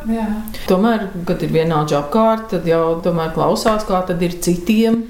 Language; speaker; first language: Latvian; native; Latvian